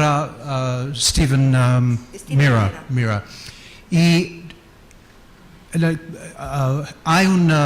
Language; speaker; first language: Spanish; non-native, learner; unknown